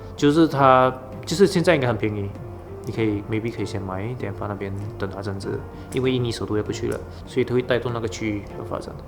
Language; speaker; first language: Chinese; native; Chinese